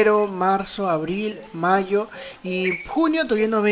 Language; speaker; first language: Spanish; native; Spanish